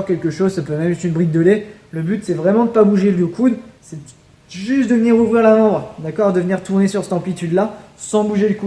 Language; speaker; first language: French; native; French